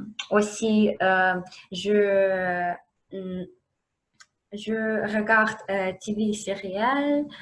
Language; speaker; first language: French; non-native, learner; Russian